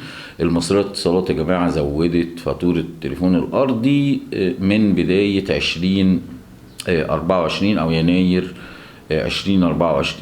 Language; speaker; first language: Arabic; native; Arabic